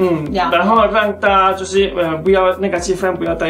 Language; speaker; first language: Chinese; non-native, fluent; Spanish